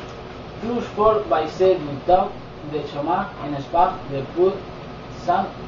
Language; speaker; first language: French; non-native, learner; Spanish